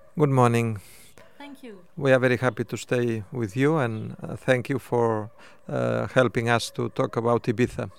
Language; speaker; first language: English; non-native, fluent; Spanish